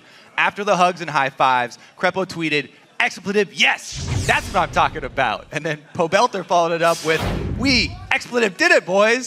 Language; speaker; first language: English; native; English